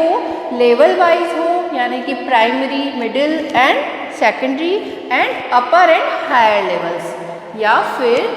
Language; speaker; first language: Hindi; native; Hindi